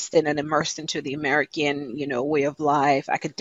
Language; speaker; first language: English; non-native, local second language; Igbo